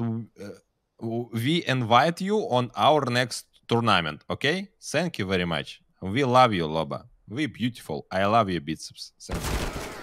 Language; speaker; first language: English; non-native, learner; Russian